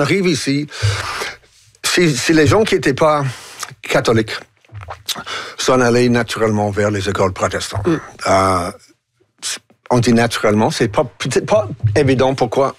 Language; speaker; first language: French; non-native, local second language; English